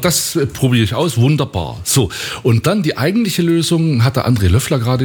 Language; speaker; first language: German; native; German